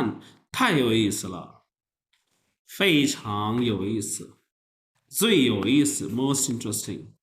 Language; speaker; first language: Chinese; non-native, fluent; Urdu